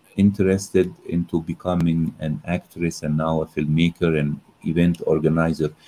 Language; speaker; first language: English; non-native, fluent; Arabic